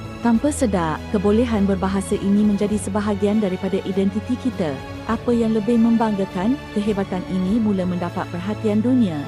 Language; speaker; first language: Malay; native; Malay